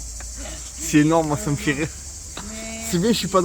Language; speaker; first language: French; native; French